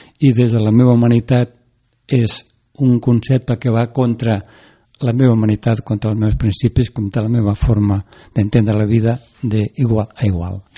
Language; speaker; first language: Catalan; non-native, local second language; Spanish